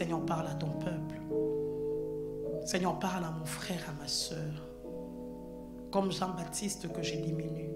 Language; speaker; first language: French; non-native, local second language; Lingala